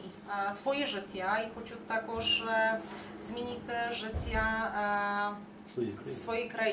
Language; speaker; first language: Ukrainian; non-native, fluent; Polish